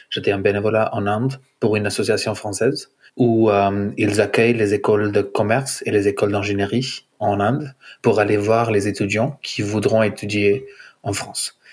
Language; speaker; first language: French; non-native, fluent; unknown